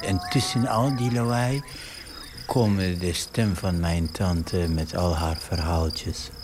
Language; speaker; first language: Dutch; non-native, fluent; Arabic